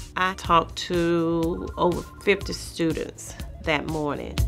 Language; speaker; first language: English; native; English